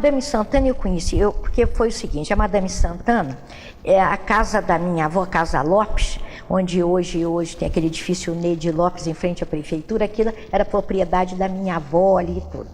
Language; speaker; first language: Portuguese; native; Portuguese